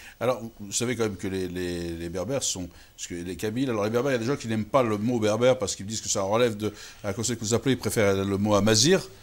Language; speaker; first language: French; early bilingual, other home language; Kabyle